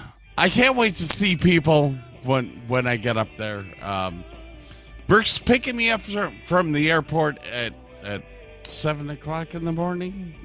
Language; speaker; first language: English; native; English